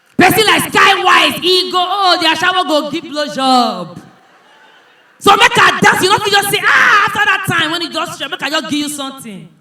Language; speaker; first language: Nigerian Pidgin; native; Nigerian Pidgin